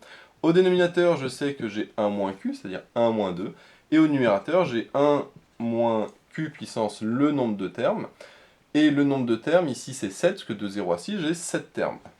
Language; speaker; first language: French; native; French